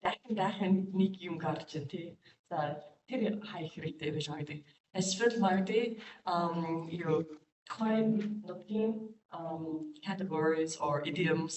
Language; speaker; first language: Mongolian; non-native, learner; English